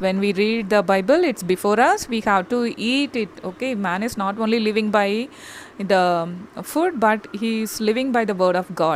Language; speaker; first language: English; non-native, local second language; Tamil